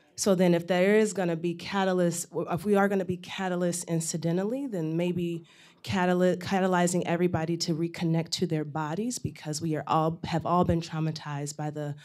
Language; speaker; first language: English; native; English